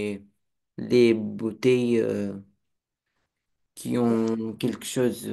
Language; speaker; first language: French; non-native, learner; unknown